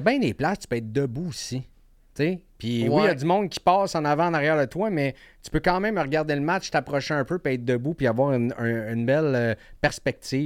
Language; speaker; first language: French; native; French